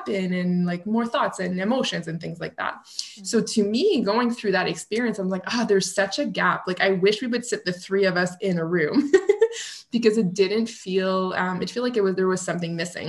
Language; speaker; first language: English; non-native, fluent; French